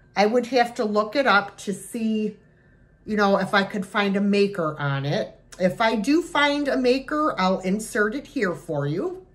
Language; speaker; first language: English; native; English